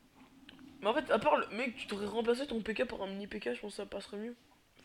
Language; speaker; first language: French; native; French